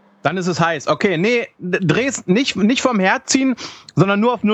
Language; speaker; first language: German; native; German